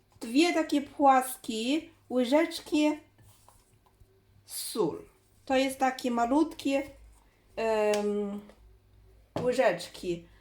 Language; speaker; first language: Polish; non-native, learner; Chinese